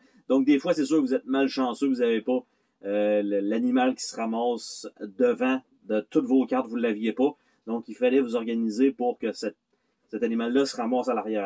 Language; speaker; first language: French; native; French